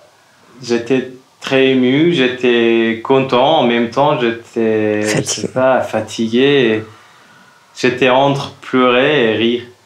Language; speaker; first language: French; non-native, fluent; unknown